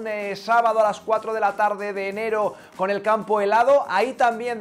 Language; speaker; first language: Spanish; native; Spanish